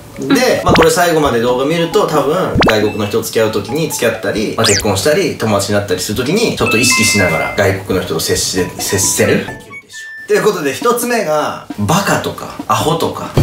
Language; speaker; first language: Japanese; native; Japanese